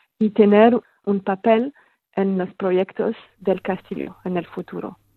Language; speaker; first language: Spanish; non-native, fluent; French